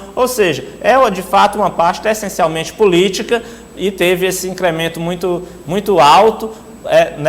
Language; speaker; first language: Portuguese; native; Portuguese